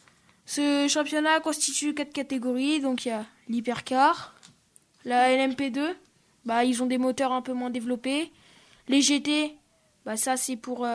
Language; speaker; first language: French; native; French